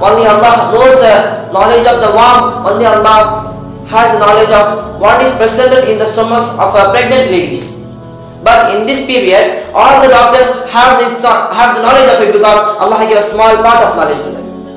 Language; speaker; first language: English; non-native, local second language; Tamil